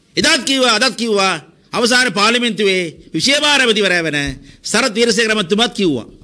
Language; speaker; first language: Sinhala; non-native, local second language; Tamil